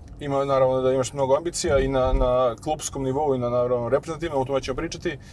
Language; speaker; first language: Serbian; native; Serbian